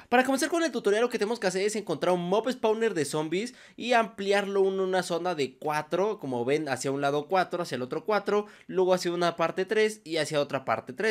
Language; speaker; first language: Spanish; native; Spanish